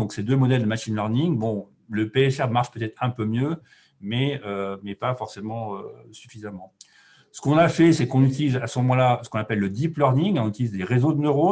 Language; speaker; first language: French; native; French